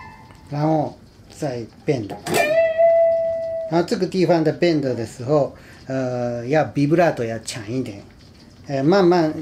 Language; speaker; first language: Chinese; non-native, fluent; Japanese